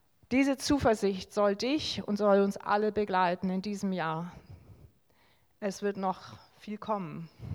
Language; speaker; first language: German; native; German